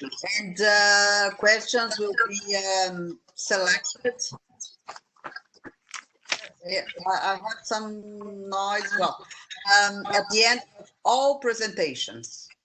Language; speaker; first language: English; non-native, fluent; Portuguese